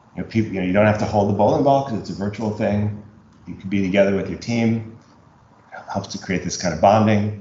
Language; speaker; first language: English; native; English